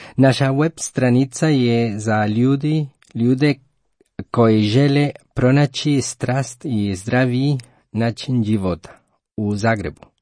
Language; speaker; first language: Croatian; non-native, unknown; Spanish